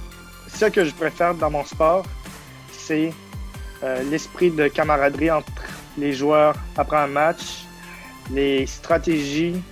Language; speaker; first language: French; early bilingual, other home language; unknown